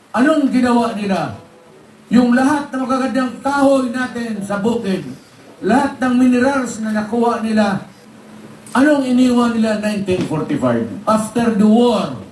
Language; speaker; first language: Filipino; non-native, local second language; Cebuano